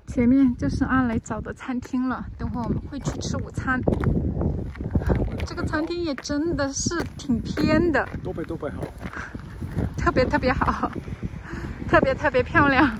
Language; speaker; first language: Chinese; native; Chinese